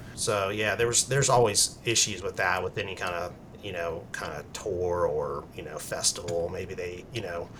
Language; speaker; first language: English; native; English